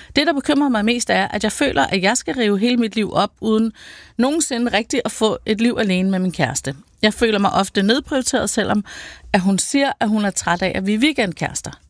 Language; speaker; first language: Danish; native; Danish